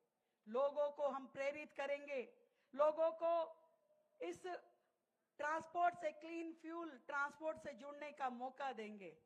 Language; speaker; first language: Hindi; native; Hindi